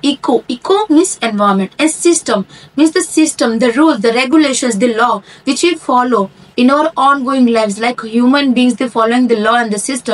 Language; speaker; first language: English; non-native, local second language; Hindi